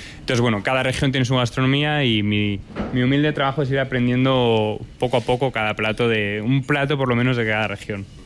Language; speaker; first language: Spanish; native; Spanish